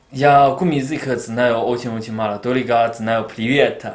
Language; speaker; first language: Russian; non-native, learner; Chinese